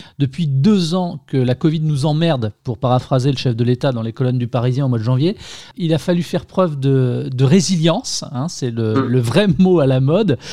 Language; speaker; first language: French; native; French